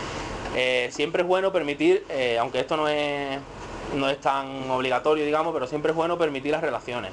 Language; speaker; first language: Spanish; native; Spanish